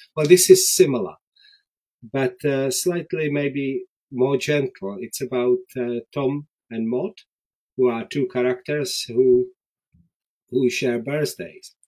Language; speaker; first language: English; non-native, fluent; Czech